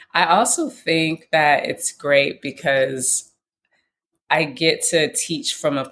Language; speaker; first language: English; native; English